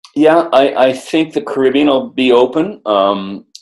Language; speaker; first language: English; native; English